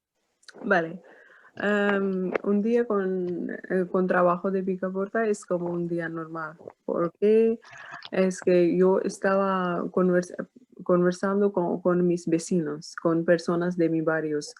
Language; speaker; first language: Spanish; non-native, learner; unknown